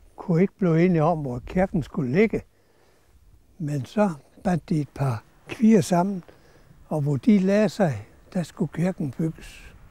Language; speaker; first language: Danish; native; Danish